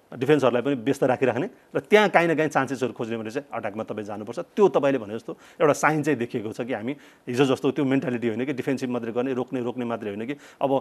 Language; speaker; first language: Nepali; native; Nepali